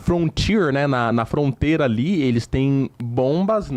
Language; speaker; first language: Portuguese; native; Portuguese